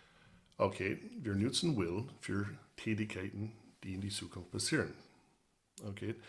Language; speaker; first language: German; non-native, fluent; English